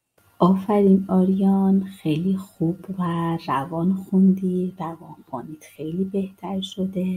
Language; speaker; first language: Persian; native; Persian